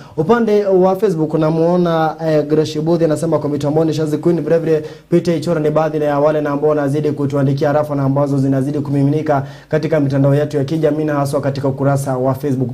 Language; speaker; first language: Swahili; non-native, local second language; Kikuyu